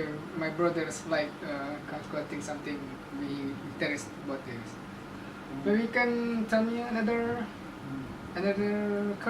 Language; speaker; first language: English; non-native, learner; Indonesian